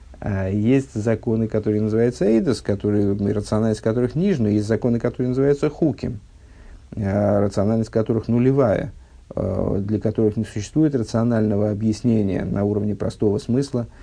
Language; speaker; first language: Russian; native; Russian